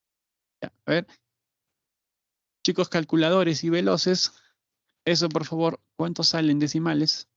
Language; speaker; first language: Spanish; native; Spanish